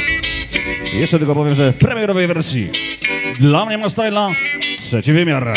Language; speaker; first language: Polish; native; Polish